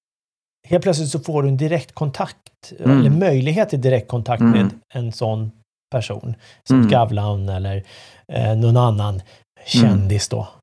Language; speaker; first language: Swedish; native; Swedish